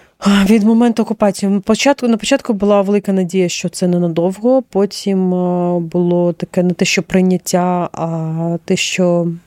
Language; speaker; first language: Ukrainian; non-native, local second language; Russian